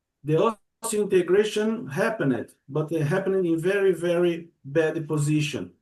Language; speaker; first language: English; non-native, learner; Portuguese